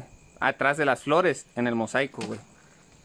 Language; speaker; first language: Spanish; native; Spanish